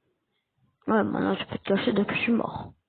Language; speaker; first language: French; native; French